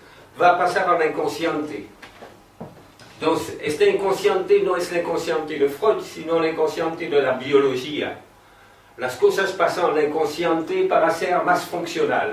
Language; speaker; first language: Spanish; non-native, fluent; French